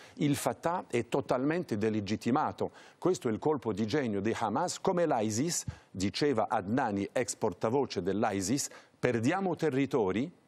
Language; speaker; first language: Italian; early bilingual, heritage; French